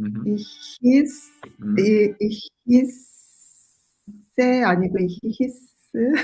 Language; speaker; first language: German; non-native, learner; Korean